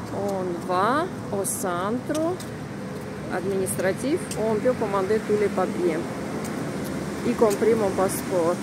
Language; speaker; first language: French; non-native, fluent; Russian